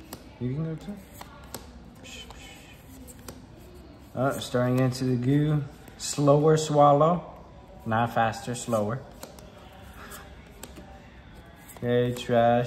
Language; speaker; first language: English; native; English